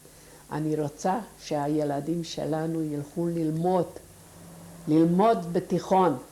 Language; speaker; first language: Hebrew; non-native, fluent; Yiddish